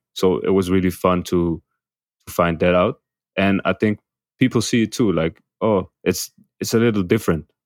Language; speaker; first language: English; non-native, fluent; Dutch